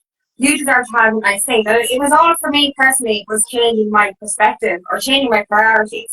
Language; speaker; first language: English; native; English